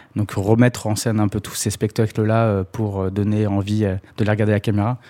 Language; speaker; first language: French; native; French